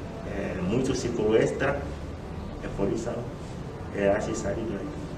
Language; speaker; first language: Portuguese; non-native, learner; Haitian Creole